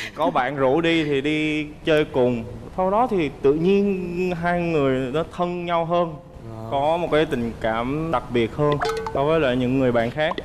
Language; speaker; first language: Vietnamese; early bilingual, other home language; Korean